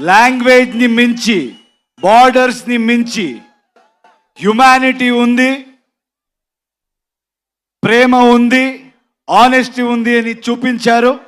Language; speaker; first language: Telugu; non-native, local second language; Kannada